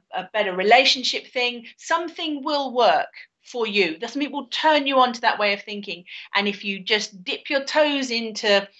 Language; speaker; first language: English; native; English